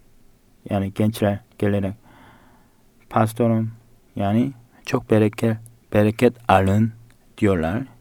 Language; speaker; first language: Turkish; non-native, fluent; Korean